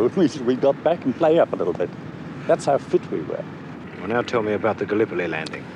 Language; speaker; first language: English; native; English